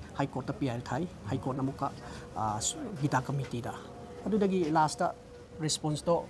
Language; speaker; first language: Manipuri; non-native, local second language; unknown